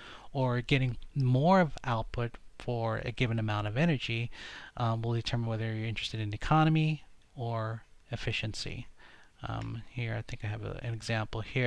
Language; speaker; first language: English; native; English